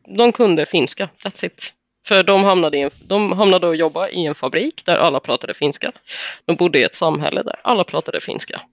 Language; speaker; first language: Swedish; native; Swedish